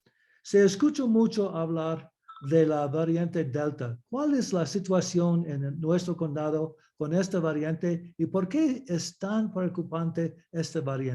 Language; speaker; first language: Spanish; early bilingual, heritage; English